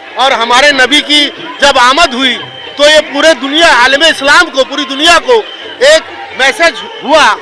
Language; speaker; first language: Hindi; native; Hindi